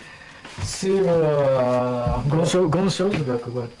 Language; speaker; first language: French; non-native, learner; Japanese